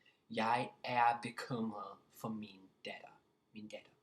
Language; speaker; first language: Danish; non-native, learner; English